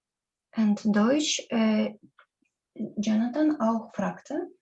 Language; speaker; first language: German; non-native, learner; Russian